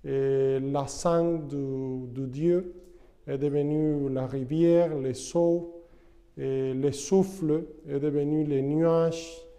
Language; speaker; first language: French; non-native, fluent; Spanish